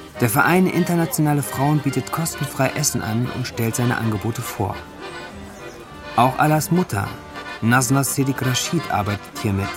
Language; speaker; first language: German; native; German